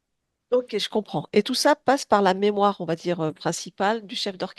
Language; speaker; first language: French; native; French